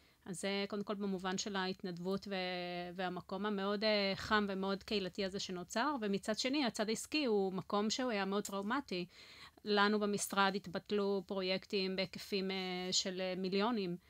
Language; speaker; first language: Hebrew; non-native, fluent; Spanish